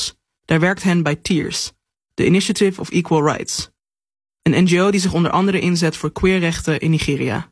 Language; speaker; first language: Dutch; native; Dutch